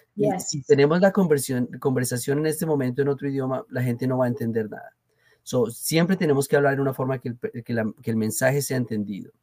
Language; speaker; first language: English; non-native, fluent; Spanish